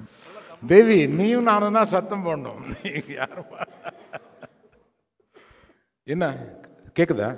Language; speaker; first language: Tamil; non-native, local second language; Telugu